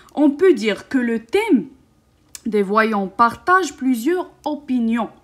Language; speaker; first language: French; non-native, local second language; Arabic